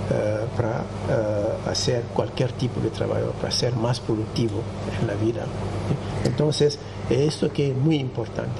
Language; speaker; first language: Spanish; non-native, fluent; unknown